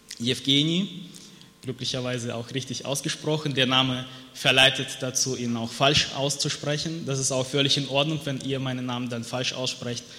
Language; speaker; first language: German; non-native, fluent; Russian